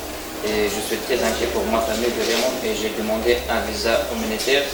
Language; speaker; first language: French; non-native, learner; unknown